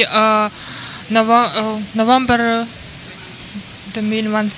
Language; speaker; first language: French; non-native, learner; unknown